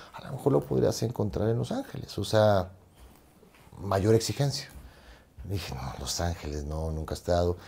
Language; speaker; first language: Spanish; native; Spanish